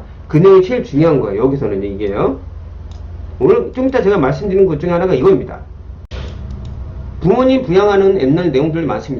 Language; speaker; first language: Korean; native; Korean